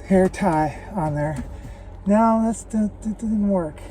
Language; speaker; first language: English; native; English